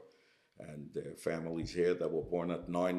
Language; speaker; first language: English; early bilingual, other home language; Yiddish